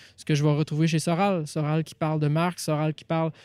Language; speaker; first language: French; native; French